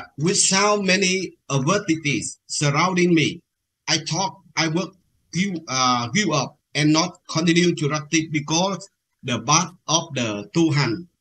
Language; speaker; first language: English; non-native, learner; Vietnamese